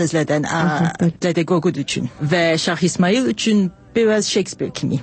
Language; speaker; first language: Azerbaijani; non-native, learner; English